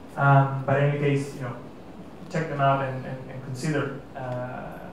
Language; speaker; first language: English; non-native, fluent; Catalan